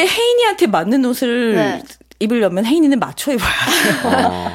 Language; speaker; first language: Korean; native; Korean